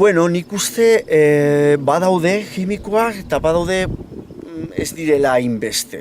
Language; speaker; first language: Basque; non-native, local second language; Spanish